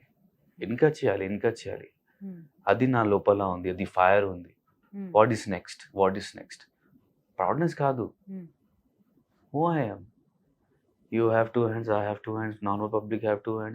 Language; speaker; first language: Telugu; non-native, learner; Hindi